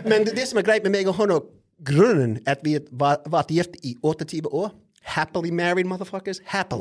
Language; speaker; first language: Norwegian; non-native, fluent; English